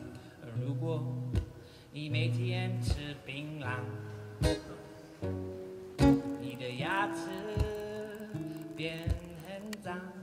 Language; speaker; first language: Chinese; non-native, learner; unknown